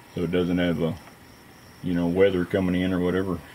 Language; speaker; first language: English; native; English